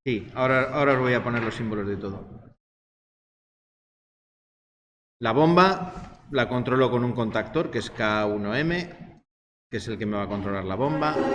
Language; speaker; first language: Spanish; native; Spanish